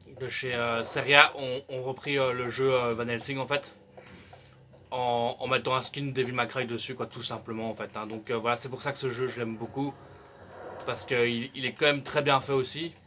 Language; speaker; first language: French; native; French